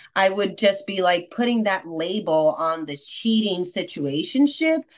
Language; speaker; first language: English; non-native, fluent; Spanish